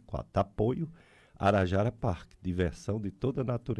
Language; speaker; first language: Portuguese; native; Portuguese